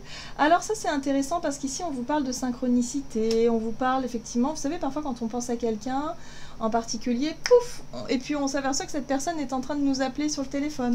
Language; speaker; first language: French; native; French